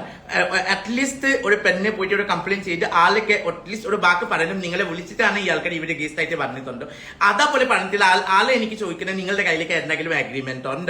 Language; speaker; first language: Malayalam; non-native, learner; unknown